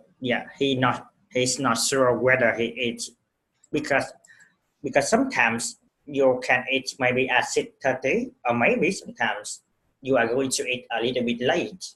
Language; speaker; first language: English; non-native, fluent; Vietnamese